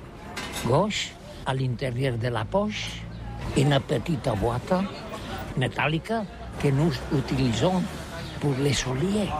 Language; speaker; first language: French; non-native, learner; Catalan